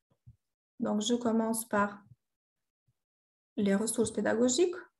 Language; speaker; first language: French; non-native, fluent; Albanian